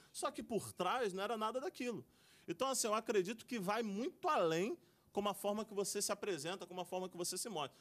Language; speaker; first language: Portuguese; native; Portuguese